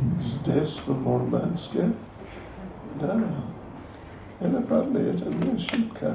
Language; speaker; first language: Russian; non-native, learner; English